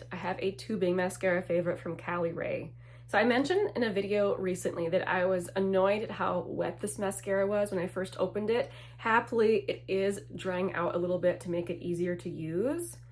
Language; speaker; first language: English; native; English